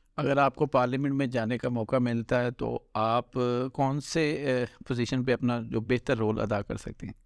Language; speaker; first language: Urdu; non-native, local second language; Punjabi